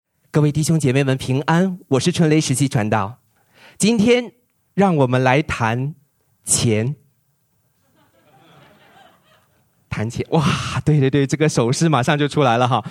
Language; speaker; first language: Chinese; native; Chinese